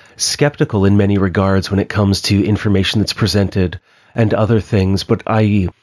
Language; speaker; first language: English; native; English